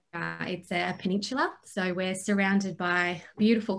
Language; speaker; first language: English; native; English